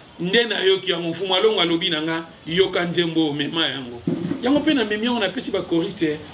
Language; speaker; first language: Lingala; non-native, local second language; Kongo